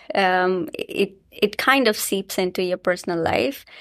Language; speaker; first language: English; non-native, local second language; Hindi